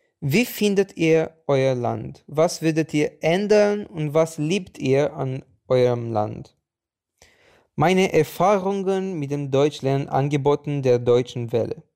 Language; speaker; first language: German; non-native, fluent; Romanian